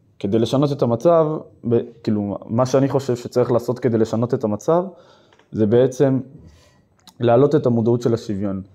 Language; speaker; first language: Hebrew; native; Hebrew